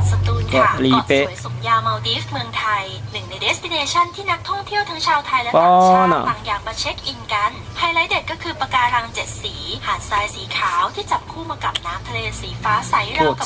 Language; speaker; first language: Thai; native; Thai